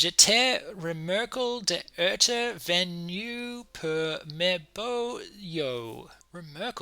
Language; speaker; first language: French; non-native, learner; English